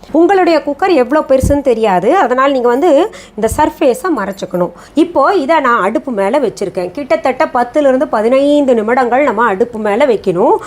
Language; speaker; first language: Tamil; non-native, fluent; Hindi